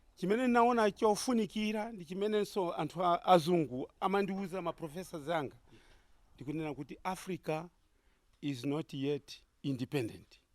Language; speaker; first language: Nyanja; non-native, local second language; Tumbuka